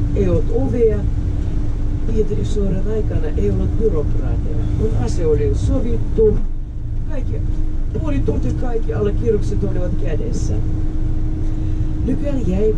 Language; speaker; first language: Finnish; non-native, fluent; Russian